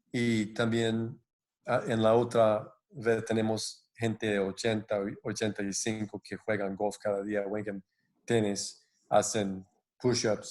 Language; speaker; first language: Spanish; non-native, fluent; English